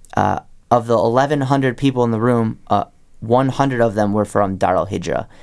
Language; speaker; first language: English; native; English